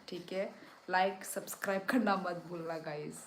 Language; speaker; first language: Hindi; non-native, local second language; Kok Borok